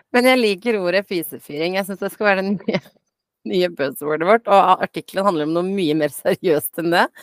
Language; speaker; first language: Norwegian; early bilingual, other home language; Bosnian